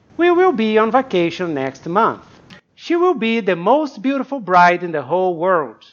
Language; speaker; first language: English; non-native, fluent; Portuguese